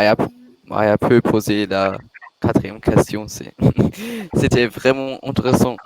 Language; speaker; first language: French; non-native, learner; German